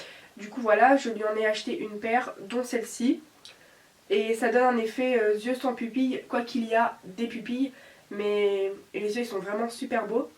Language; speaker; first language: French; native; French